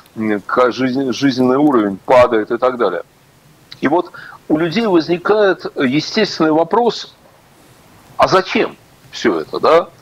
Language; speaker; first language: Russian; native; Russian